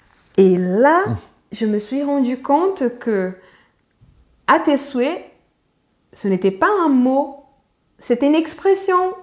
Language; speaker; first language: French; non-native, fluent; Portuguese